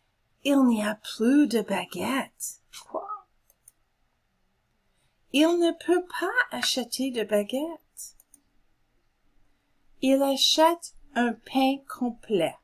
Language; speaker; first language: French; non-native, fluent; English